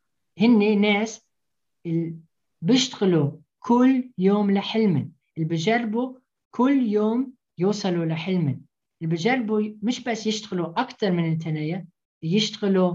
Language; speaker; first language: Arabic; early bilingual, heritage; Arabic